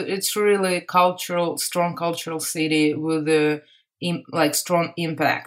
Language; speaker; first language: English; non-native, fluent; Ukrainian